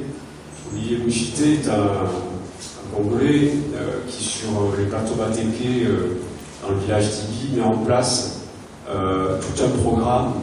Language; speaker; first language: French; native; French